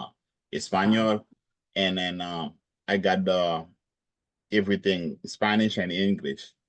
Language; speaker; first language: English; non-native, local second language; Haitian Creole